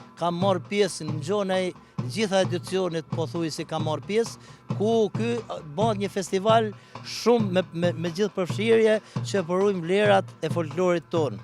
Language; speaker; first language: Albanian; native; Albanian